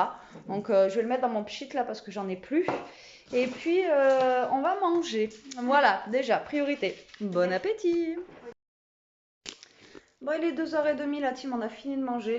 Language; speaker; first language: French; native; French